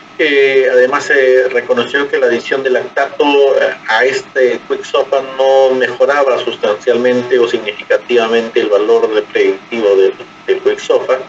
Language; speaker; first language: Spanish; native; Spanish